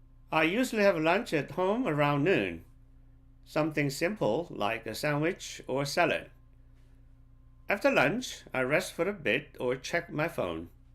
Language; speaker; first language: English; non-native, fluent; Korean